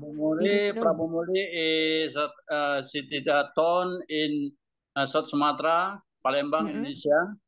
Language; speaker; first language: English; non-native, learner; Indonesian